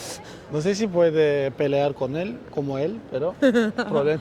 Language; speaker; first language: Spanish; non-native, learner; Turkish